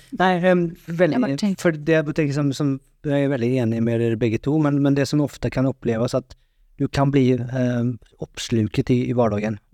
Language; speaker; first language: Swedish; non-native, fluent; Norwegian